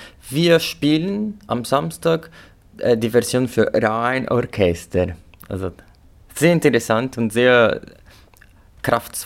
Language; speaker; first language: German; non-native, fluent; Portuguese